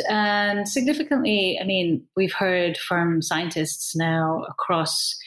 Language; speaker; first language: English; native; English